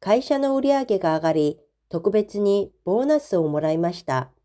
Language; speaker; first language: Japanese; non-native, fluent; Korean